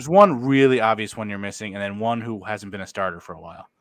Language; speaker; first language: English; native; English